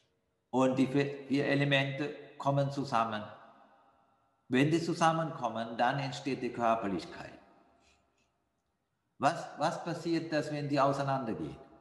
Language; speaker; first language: German; non-native, fluent; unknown